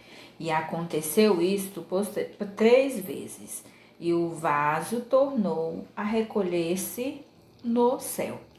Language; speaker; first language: Portuguese; native; Portuguese